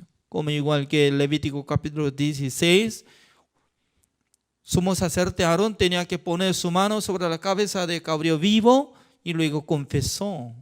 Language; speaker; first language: Spanish; non-native, fluent; Korean